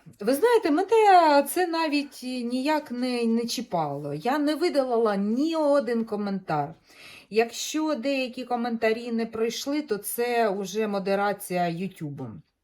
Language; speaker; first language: Ukrainian; native; Ukrainian